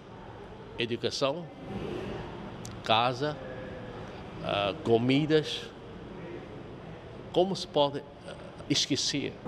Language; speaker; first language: Portuguese; non-native, fluent; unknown